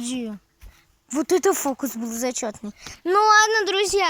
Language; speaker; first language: Russian; native; Russian